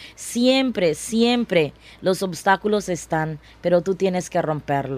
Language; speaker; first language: Spanish; non-native, local second language; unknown